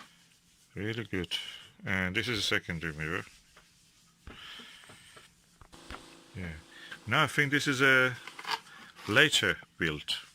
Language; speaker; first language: English; non-native, fluent; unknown